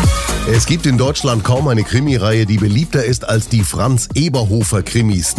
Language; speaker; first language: German; native; German